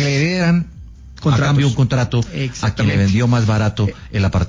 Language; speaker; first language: Spanish; native; Spanish